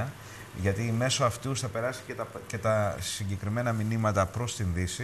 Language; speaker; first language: Greek; native; Greek